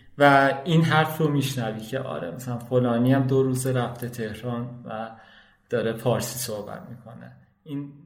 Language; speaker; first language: Persian; non-native, local second language; Azerbaijani